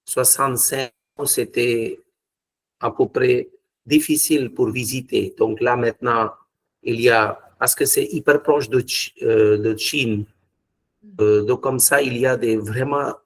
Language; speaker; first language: French; non-native, fluent; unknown